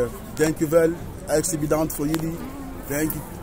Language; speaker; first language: Dutch; non-native, learner; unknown